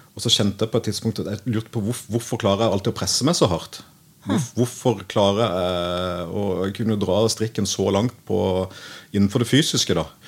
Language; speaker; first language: Norwegian; native; Norwegian